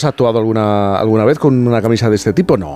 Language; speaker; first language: Spanish; native; Spanish